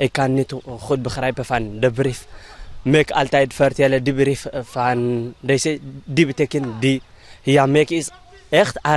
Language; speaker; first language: Dutch; non-native, learner; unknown